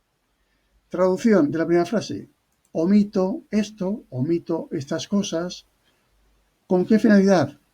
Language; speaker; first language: Spanish; native; Spanish